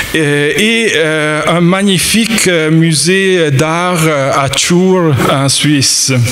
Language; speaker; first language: French; native; French